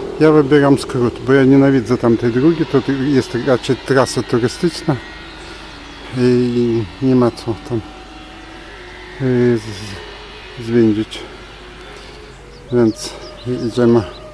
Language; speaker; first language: Polish; non-native, fluent; Turkish